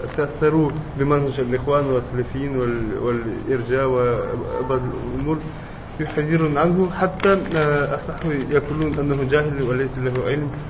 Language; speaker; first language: Arabic; non-native, fluent; Russian